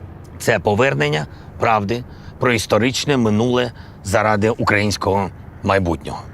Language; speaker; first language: Ukrainian; non-native, local second language; Russian